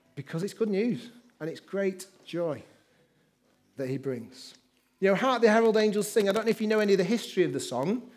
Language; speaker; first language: English; native; English